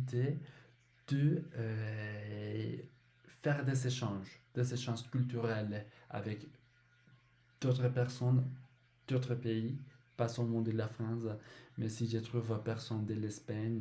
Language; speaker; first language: French; non-native, learner; Spanish